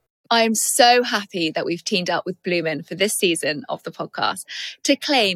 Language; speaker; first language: English; native; English